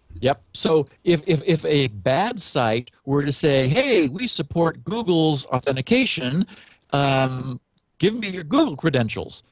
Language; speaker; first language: English; native; English